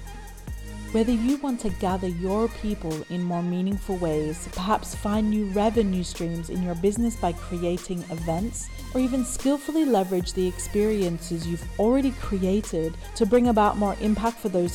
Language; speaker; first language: English; native; English